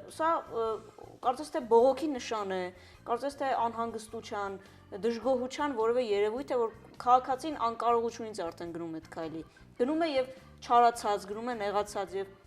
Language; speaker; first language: Armenian; early bilingual, heritage; Armenian